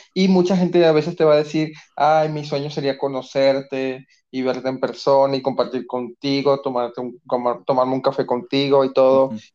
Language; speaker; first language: Spanish; native; Spanish